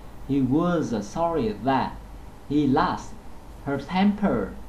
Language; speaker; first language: English; non-native, fluent; Vietnamese